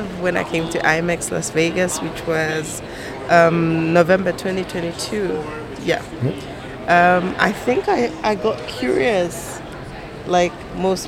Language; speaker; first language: English; non-native, local second language; Bemba